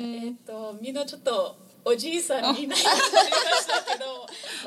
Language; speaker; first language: Japanese; non-native, fluent; English